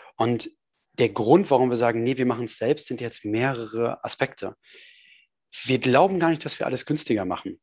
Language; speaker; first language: German; native; German